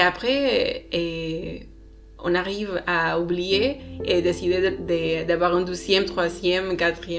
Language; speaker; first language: French; non-native, learner; Spanish